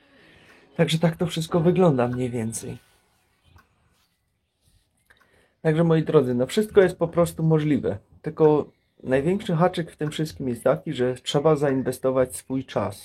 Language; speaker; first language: Polish; native; Polish